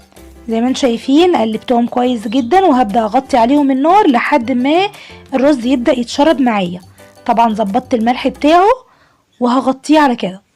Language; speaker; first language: Arabic; native; Arabic